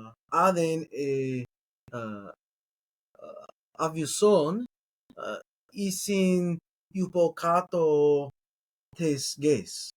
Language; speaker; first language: Greek; non-native, learner; English